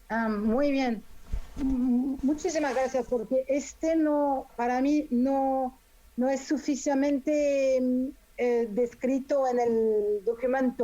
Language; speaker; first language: Spanish; non-native, fluent; French